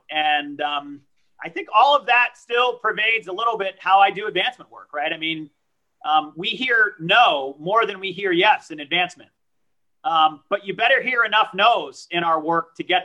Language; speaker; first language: English; early bilingual, other home language; French